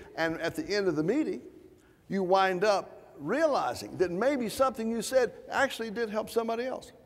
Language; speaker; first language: English; native; English